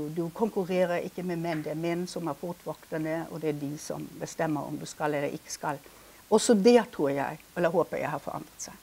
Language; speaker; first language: Norwegian; non-native, fluent; German